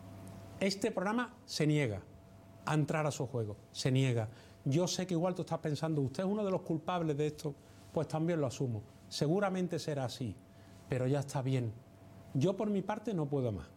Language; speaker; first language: Spanish; native; Spanish